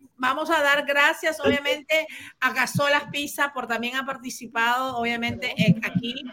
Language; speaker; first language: Spanish; native; Spanish